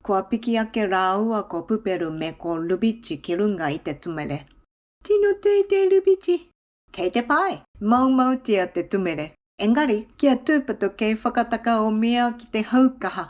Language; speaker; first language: Māori; non-native, fluent; Japanese